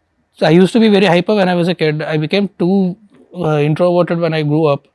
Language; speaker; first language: Telugu; native; Telugu